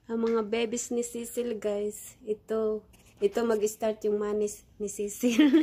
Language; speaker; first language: Filipino; native; Filipino